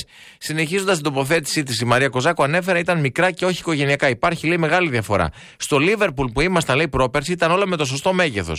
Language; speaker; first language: Greek; native; Greek